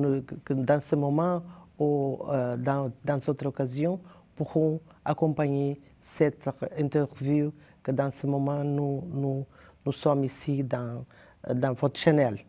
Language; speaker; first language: French; non-native, learner; Portuguese